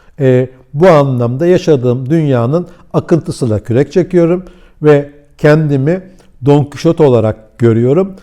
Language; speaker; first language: Turkish; early bilingual, heritage; Turkish